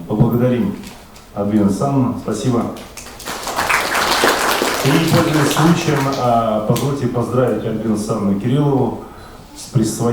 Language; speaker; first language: Russian; native; Russian